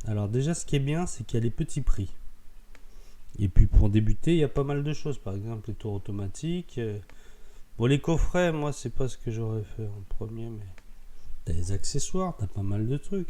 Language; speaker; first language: French; native; French